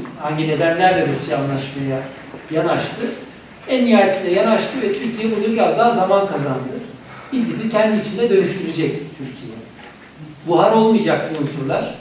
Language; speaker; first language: Turkish; native; Turkish